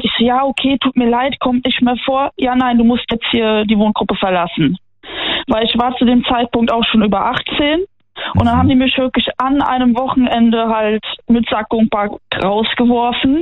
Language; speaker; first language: German; native; German